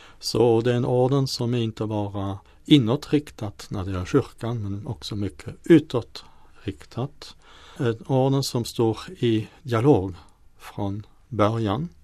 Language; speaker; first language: Swedish; non-native, fluent; French